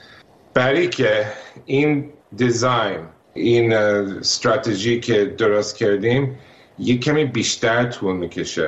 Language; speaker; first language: Persian; early bilingual, heritage; Persian